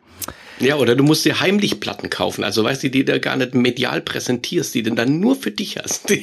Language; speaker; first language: German; native; German